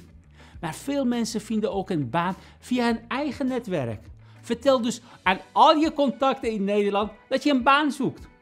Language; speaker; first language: Dutch; non-native, fluent; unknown